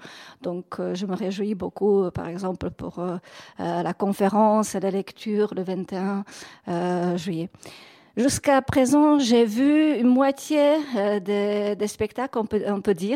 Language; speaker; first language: French; non-native, fluent; Czech